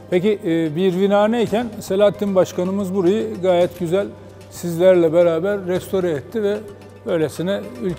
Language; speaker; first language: Turkish; native; Turkish